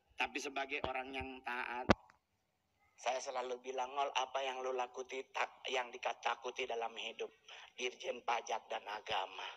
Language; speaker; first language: Indonesian; native; Indonesian